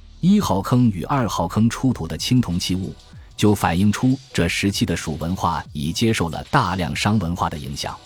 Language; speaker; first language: Chinese; native; Chinese